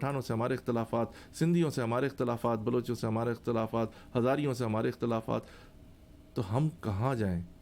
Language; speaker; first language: Urdu; native; Urdu